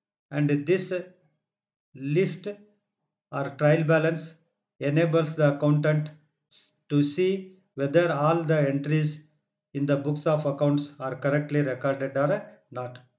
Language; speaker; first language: English; non-native, local second language; Kannada